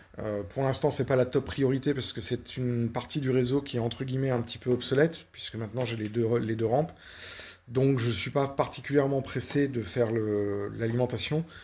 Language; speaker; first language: French; native; French